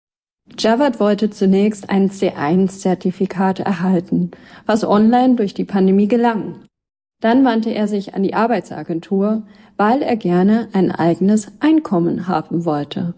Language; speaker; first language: German; native; German